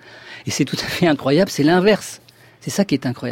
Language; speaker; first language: French; native; French